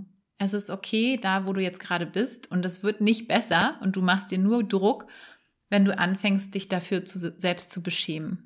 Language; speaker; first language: German; native; German